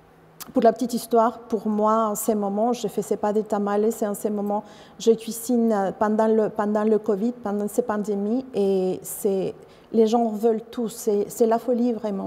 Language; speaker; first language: French; non-native, fluent; Spanish